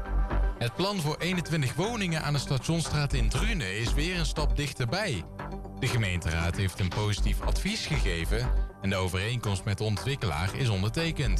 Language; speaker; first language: Dutch; native; Dutch